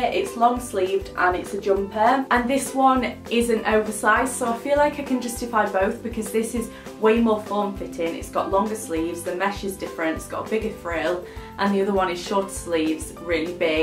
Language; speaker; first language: English; native; English